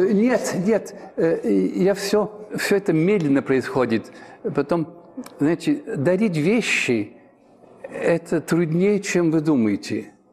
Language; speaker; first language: Russian; early bilingual, heritage; Russian